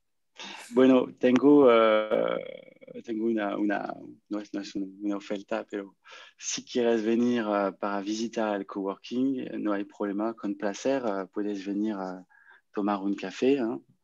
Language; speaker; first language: Spanish; non-native, learner; French